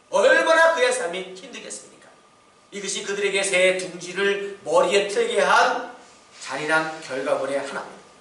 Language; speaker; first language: Korean; native; Korean